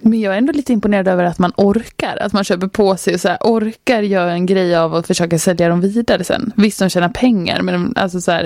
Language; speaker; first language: Swedish; native; Swedish